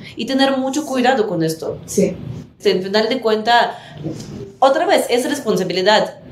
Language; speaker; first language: Spanish; non-native, fluent; Russian